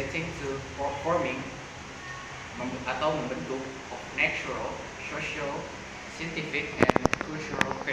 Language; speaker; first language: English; non-native, learner; Indonesian